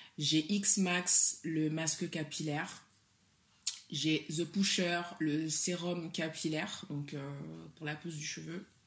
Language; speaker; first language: French; early bilingual, other home language; Soninke